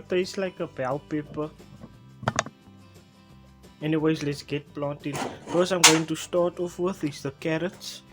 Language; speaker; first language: English; native; English